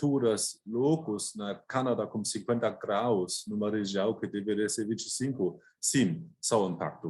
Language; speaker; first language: Portuguese; non-native, fluent; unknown